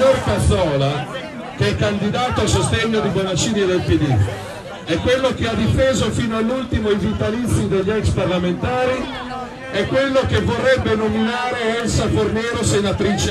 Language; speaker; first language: Italian; native; Italian